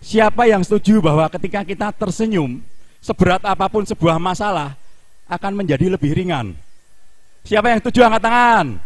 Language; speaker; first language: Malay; non-native, local second language; Javanese